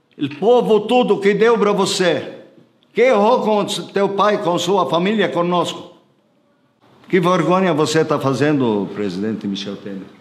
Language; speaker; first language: Portuguese; non-native, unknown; Arabic